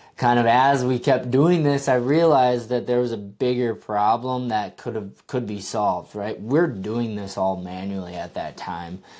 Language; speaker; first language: English; native; English